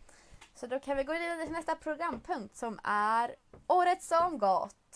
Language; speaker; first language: Swedish; native; Swedish